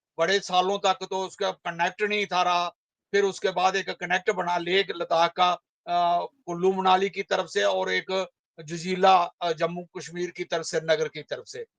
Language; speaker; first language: Hindi; non-native, local second language; Dogri